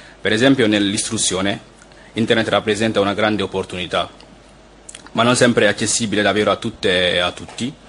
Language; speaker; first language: Italian; non-native, fluent; Fula